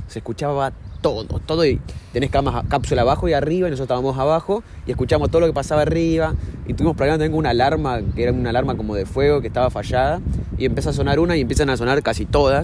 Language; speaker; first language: Spanish; native; Spanish